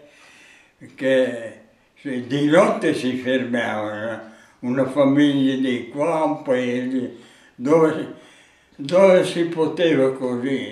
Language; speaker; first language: Italian; non-native, local second language; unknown